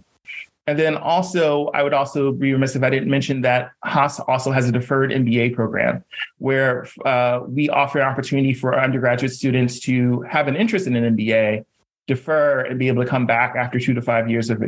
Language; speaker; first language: English; native; English